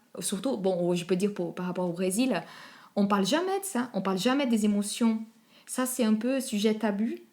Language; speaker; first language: French; non-native, fluent; Portuguese